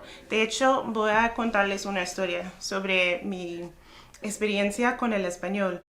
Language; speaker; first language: Spanish; non-native, fluent; English